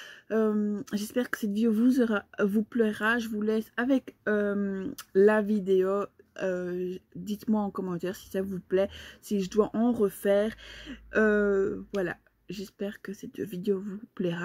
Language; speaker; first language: French; native; French